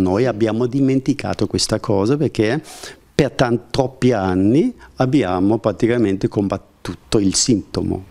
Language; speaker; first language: Italian; non-native, fluent; German